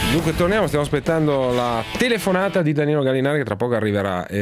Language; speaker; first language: Italian; native; Italian